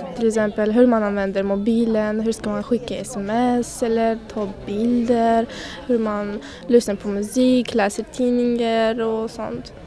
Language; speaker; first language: Swedish; non-native, fluent; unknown